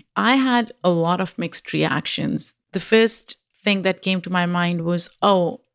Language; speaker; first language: English; non-native, local second language; Urdu